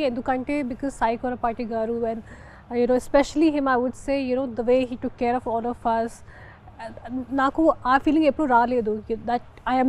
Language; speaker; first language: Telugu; non-native, local second language; Hindi